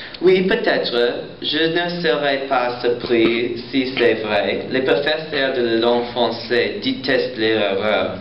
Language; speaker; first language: French; non-native, learner; English